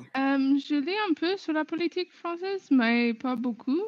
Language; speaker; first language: French; non-native, learner; English